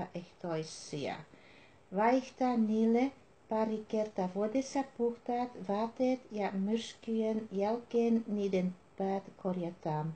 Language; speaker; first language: Finnish; non-native, learner; Dutch